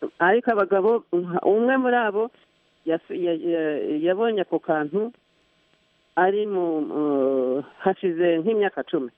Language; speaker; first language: Kinyarwanda; early bilingual, heritage; Kinyarwanda